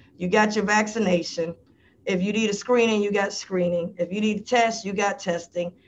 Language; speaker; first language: English; native; English